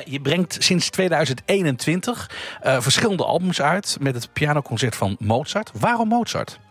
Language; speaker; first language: Dutch; native; Dutch